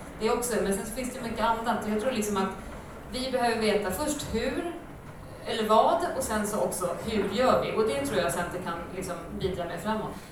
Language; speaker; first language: Swedish; native; Swedish